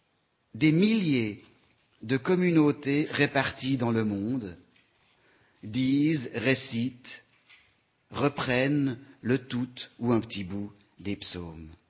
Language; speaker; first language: French; native; French